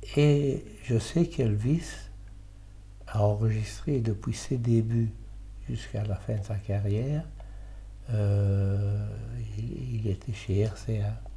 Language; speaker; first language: French; early bilingual, other home language; Italian